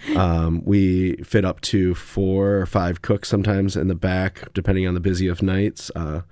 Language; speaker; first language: English; native; English